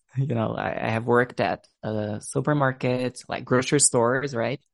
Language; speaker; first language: English; non-native, fluent; Portuguese